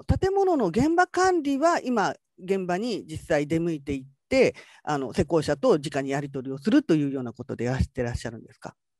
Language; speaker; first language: Japanese; native; Japanese